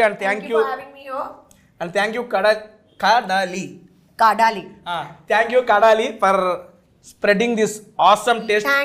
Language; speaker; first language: Telugu; native; Telugu